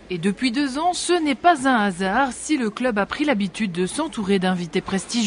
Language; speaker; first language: French; native; French